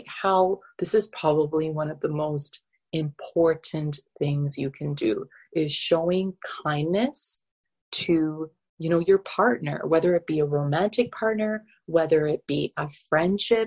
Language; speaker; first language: English; native; English